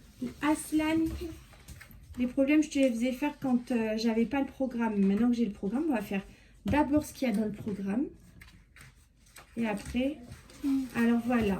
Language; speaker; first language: French; native; French